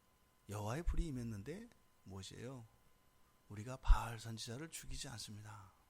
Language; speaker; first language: Korean; native; Korean